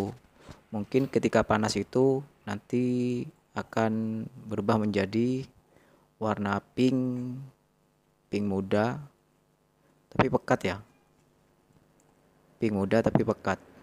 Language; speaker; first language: Indonesian; non-native, local second language; Madurese